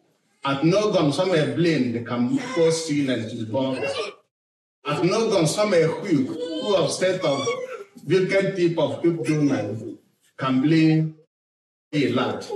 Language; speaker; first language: Swedish; non-native, fluent; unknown